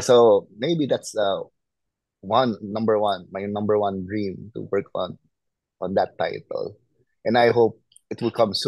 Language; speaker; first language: English; non-native, local second language; Filipino